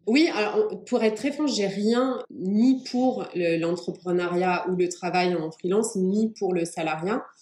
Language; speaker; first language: French; early bilingual, other home language; English